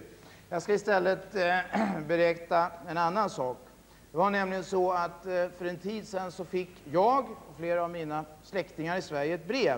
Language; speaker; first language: Swedish; native; Swedish